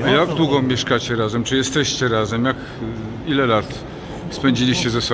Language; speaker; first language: Polish; native; Polish